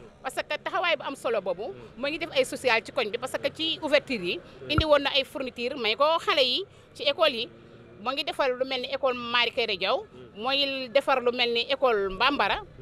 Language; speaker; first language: Wolof; native; Wolof